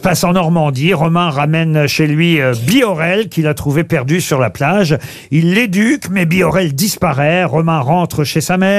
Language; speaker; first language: French; native; French